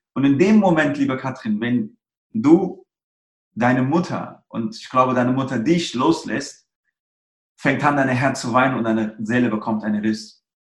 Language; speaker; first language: German; early bilingual, other home language; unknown